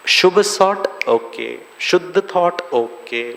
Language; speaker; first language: Hindi; non-native, local second language; Malayalam